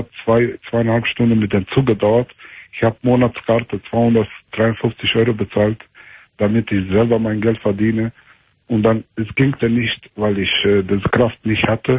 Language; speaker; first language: German; early bilingual, other home language; Albanian